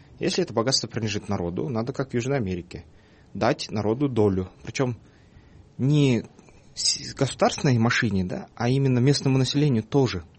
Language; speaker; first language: Russian; non-native, local second language; Kyrgyz